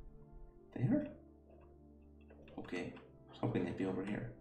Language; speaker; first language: English; native; English